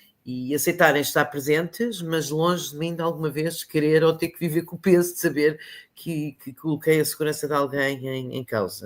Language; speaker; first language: Portuguese; native; Portuguese